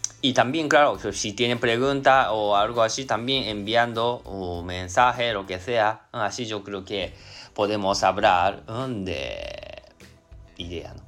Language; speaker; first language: Spanish; non-native, learner; Japanese